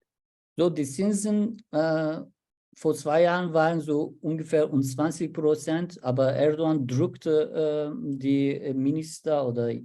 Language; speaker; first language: German; non-native, learner; Turkish